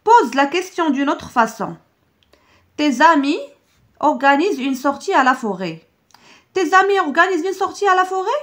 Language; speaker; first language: French; non-native, local second language; Arabic